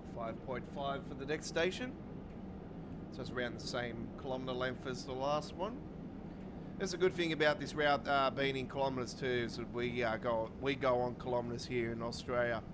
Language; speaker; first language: English; native; English